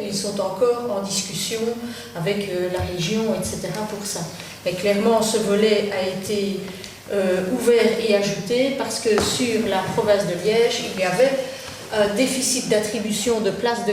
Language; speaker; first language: French; native; French